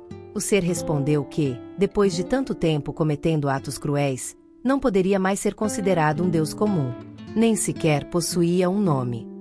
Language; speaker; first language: Portuguese; native; Portuguese